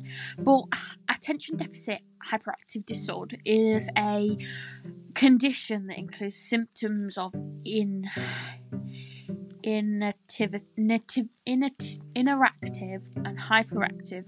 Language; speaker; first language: English; native; English